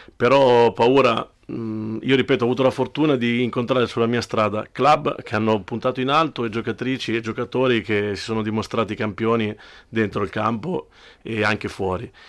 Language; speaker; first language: Italian; native; Italian